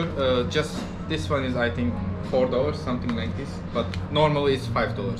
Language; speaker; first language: English; non-native, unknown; Turkish